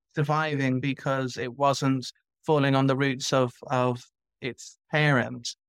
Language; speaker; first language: English; native; English